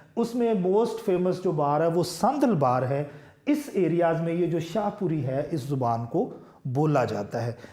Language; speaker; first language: Urdu; non-native, local second language; Punjabi